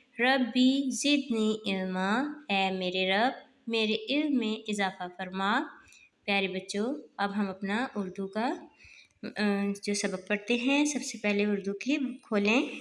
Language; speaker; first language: Urdu; non-native, local second language; Punjabi